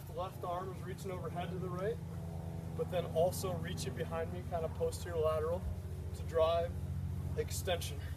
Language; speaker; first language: English; native; English